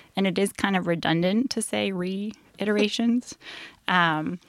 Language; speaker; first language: English; native; English